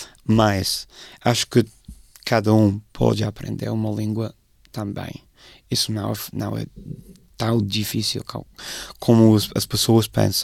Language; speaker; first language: Portuguese; non-native, fluent; English